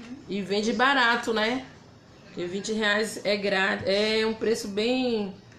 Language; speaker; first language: Portuguese; native; Portuguese